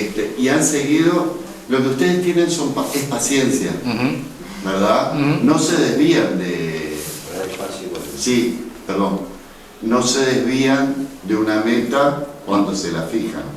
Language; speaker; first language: Spanish; native; Spanish